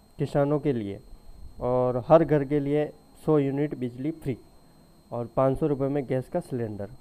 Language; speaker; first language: Hindi; native; Hindi